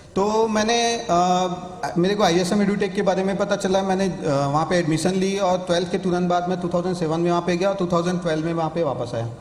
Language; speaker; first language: Hindi; native; Hindi